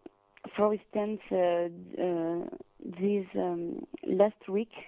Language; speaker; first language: English; non-native, learner; French